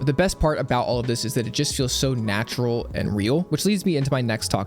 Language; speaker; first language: English; native; English